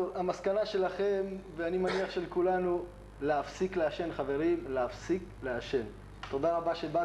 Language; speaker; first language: Hebrew; native; Hebrew